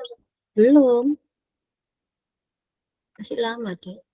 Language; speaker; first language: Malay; non-native, local second language; Javanese